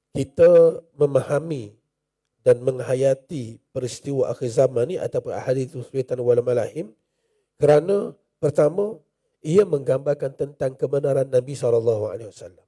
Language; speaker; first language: Malay; native; Malay